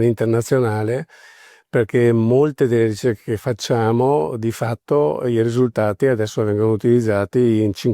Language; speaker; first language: Italian; native; Italian